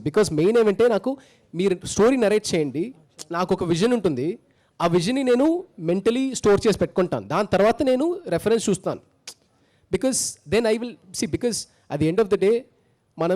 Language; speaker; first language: Telugu; early bilingual, heritage; Telugu